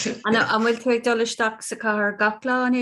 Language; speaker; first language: Irish; non-native, learner; English